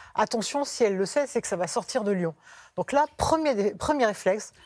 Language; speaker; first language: French; native; French